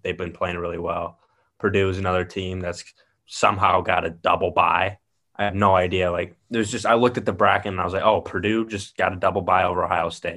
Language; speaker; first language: English; native; English